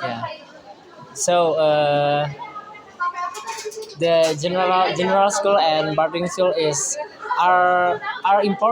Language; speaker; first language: English; non-native, learner; Indonesian